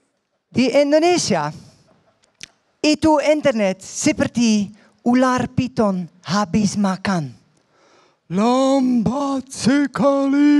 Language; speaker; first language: Indonesian; non-native, learner; Dutch